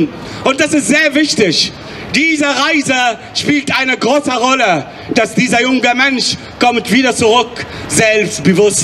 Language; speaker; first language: German; non-native, fluent; Arabic